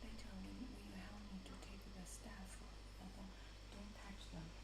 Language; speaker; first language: English; non-native, learner; Chinese